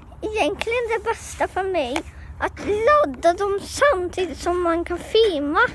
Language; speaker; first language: Swedish; non-native, learner; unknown